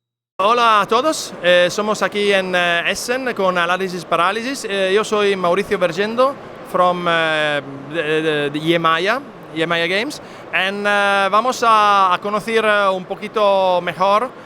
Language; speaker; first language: Spanish; non-native, fluent; Italian